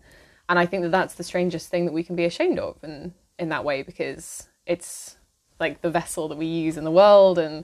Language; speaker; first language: English; native; English